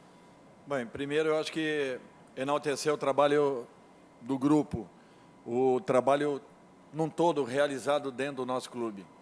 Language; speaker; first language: Portuguese; native; Portuguese